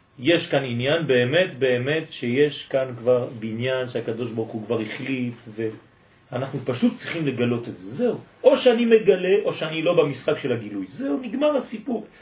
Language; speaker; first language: Hebrew; non-native, fluent; French